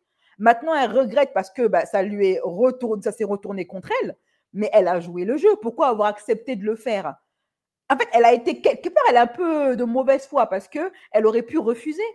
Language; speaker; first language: French; native; French